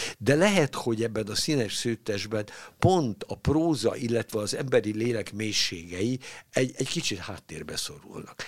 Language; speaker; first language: Hungarian; native; Hungarian